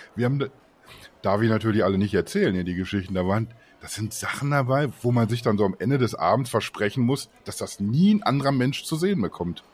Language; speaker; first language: German; native; German